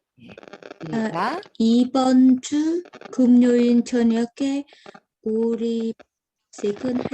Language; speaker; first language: Korean; non-native, learner; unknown